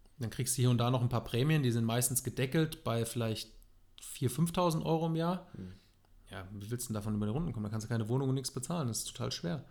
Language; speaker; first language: German; native; German